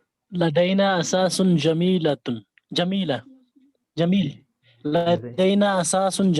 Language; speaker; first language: Arabic; non-native, learner; Urdu